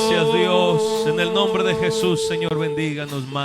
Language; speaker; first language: Spanish; native; Spanish